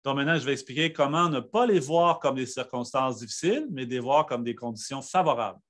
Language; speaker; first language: French; native; French